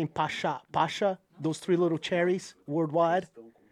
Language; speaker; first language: English; non-native, fluent; Portuguese